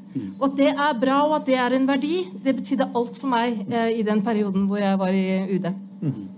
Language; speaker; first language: Norwegian; native; Norwegian